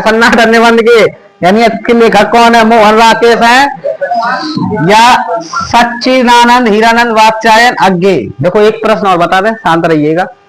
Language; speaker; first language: Hindi; native; Hindi